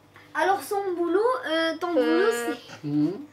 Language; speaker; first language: French; non-native, local second language; Arabic